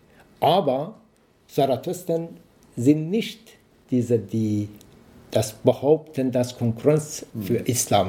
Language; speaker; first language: German; non-native, learner; Persian